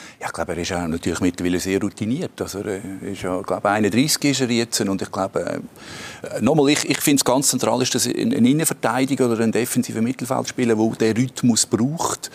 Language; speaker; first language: German; native; German